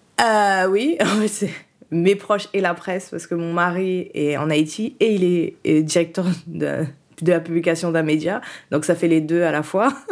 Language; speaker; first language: French; early bilingual, other home language; Haitian Creole